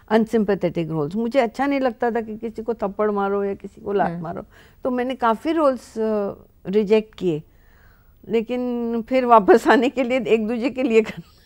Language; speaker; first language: Hindi; non-native, local second language; Marathi